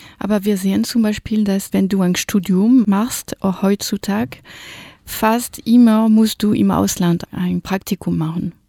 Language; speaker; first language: German; non-native, fluent; French